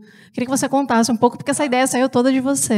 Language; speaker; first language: Portuguese; native; Portuguese